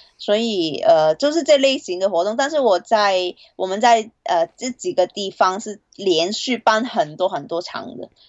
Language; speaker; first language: Chinese; non-native, fluent; Cantonese